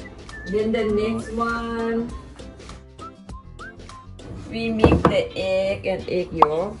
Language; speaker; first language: English; non-native, learner; Thai